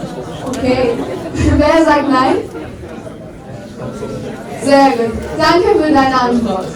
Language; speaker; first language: German; non-native, learner; Turkish